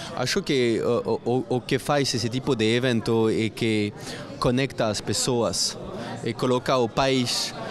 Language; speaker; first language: Portuguese; non-native, fluent; French